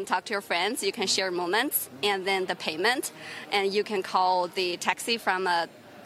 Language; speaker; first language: English; non-native, fluent; Chinese